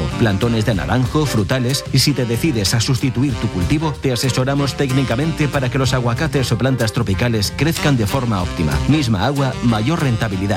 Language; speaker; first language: Spanish; native; Spanish